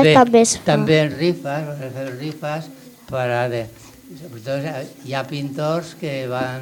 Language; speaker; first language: Catalan; non-native, local second language; Spanish